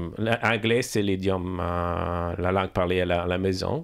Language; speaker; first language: French; non-native, learner; Italian